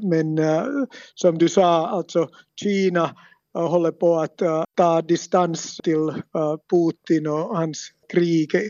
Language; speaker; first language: Swedish; non-native, local second language; Finnish